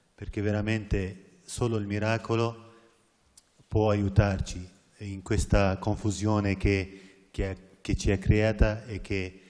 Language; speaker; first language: Italian; non-native, fluent; Arabic